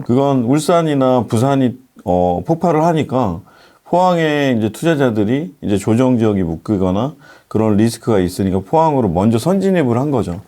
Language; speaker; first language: Korean; native; Korean